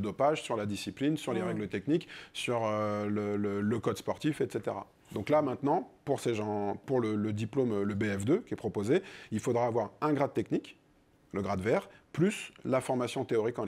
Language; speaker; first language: French; native; French